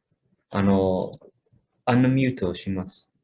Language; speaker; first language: Japanese; non-native, fluent; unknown